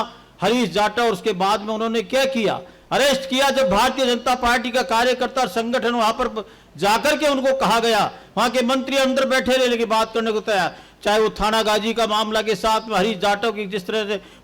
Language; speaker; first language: Hindi; native; Hindi